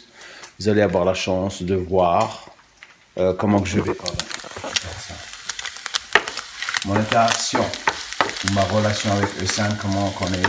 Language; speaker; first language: French; non-native, local second language; Arabic